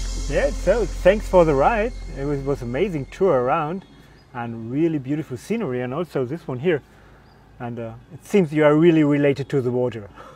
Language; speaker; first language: English; non-native, fluent; German